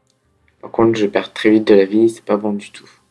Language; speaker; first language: French; native; French